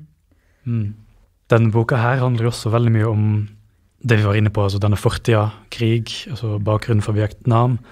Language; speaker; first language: Norwegian; native; Norwegian